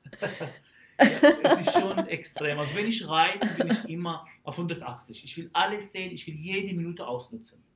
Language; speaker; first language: German; non-native, fluent; Arabic